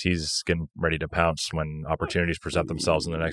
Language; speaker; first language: English; native; English